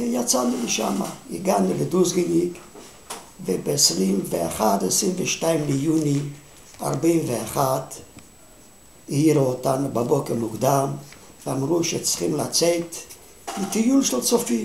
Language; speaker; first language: Hebrew; non-native, fluent; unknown